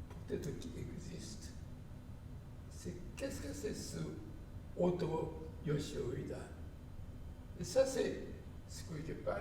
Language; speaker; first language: French; non-native, learner; Japanese